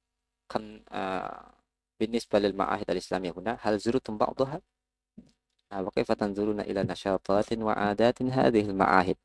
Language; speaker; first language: Arabic; non-native, learner; Indonesian